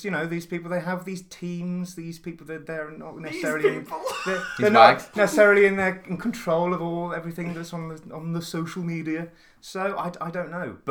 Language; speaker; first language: English; native; English